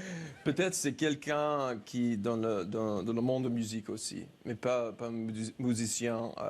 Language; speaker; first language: French; non-native, learner; English